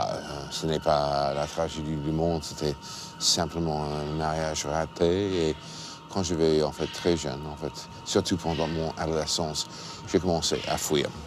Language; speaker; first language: French; non-native, fluent; English